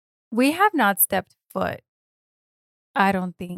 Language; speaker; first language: English; early bilingual, other home language; Spanish